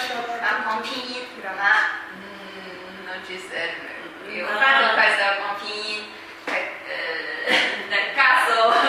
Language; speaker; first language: Italian; non-native, fluent; Chinese